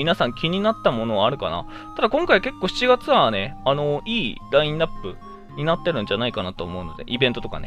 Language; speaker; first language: Japanese; native; Japanese